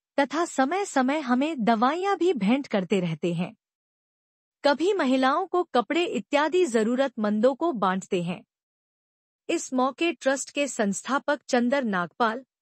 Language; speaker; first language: Hindi; non-native, local second language; Punjabi